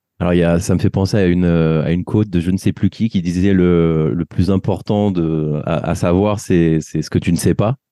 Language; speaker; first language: French; native; French